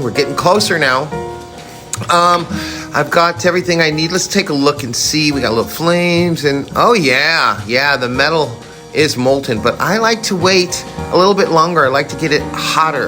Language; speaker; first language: English; native; English